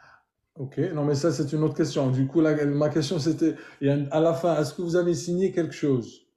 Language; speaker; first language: French; native; French